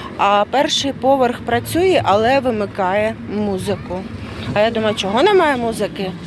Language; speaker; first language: Ukrainian; non-native, local second language; Russian